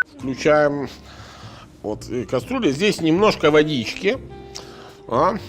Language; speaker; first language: Russian; non-native, fluent; Italian